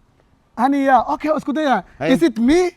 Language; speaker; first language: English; non-native, learner; Somali